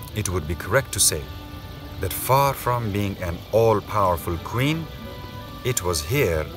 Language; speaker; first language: English; non-native, local second language; Hazaragi